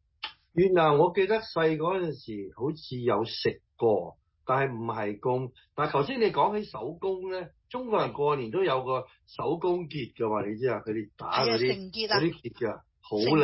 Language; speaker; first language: Chinese; early bilingual, heritage; Cantonese